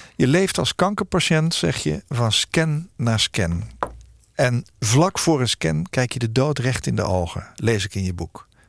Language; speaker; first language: Dutch; native; Dutch